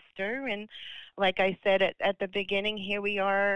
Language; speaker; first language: English; native; English